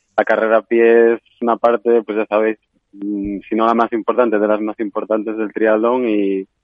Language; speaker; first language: Spanish; native; Spanish